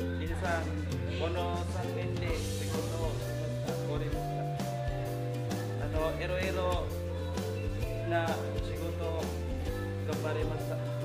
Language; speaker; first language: Japanese; non-native, learner; Filipino